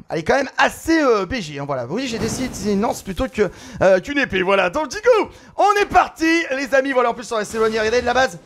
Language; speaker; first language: French; native; French